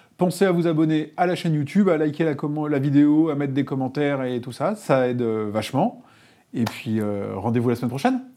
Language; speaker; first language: French; native; French